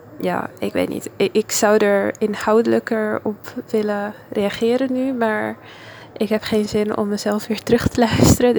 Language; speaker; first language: Dutch; non-native, fluent; Italian